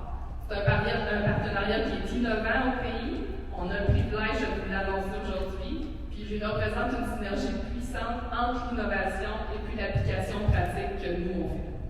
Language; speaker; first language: French; native; French